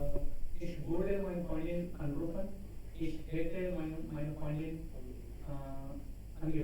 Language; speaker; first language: German; non-native, learner; Hindi